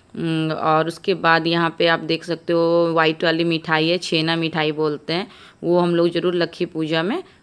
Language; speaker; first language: Hindi; native; Hindi